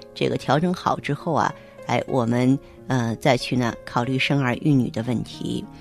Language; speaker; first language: Chinese; native; Chinese